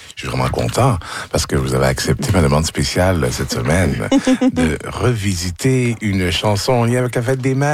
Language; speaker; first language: French; native; French